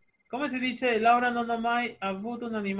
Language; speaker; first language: Italian; non-native, fluent; Spanish